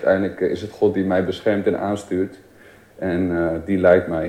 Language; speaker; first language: Dutch; native; Dutch